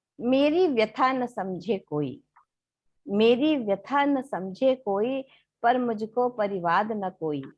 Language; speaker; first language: Hindi; native; Hindi